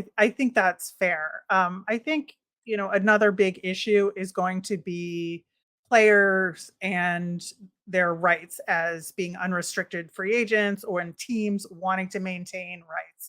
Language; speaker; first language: English; native; English